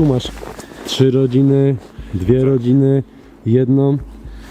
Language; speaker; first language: Polish; native; Polish